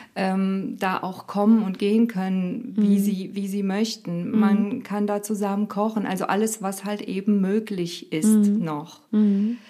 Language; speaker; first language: German; early bilingual, other home language; Romanian